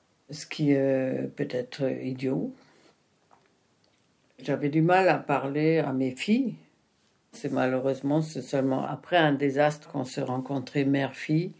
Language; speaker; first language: French; non-native, fluent; German